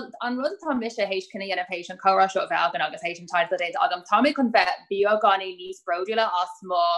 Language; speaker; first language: Irish; native; Irish